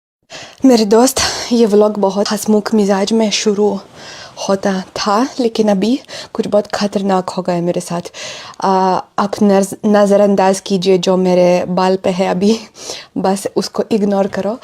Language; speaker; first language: Hindi; non-native, fluent; Russian